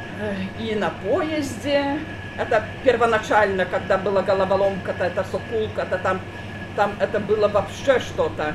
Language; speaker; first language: Russian; non-native, local second language; Polish